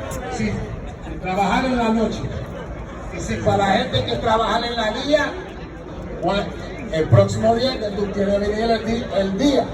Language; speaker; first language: Spanish; non-native, learner; English